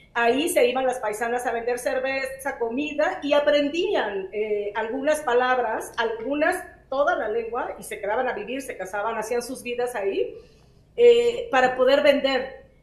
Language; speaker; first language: Spanish; non-native, local second language; Zapotec